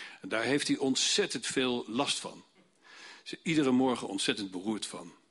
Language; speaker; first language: Dutch; native; Dutch